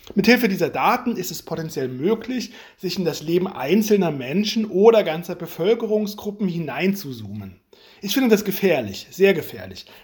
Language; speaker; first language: German; native; German